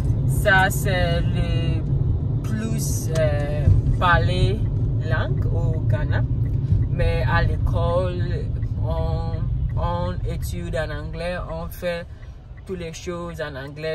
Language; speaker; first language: French; non-native, learner; Akan